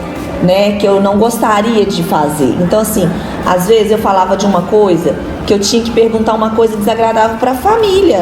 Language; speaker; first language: Portuguese; native; Portuguese